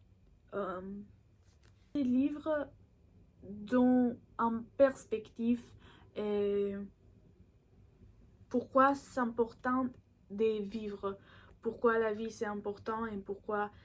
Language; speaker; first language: French; non-native, learner; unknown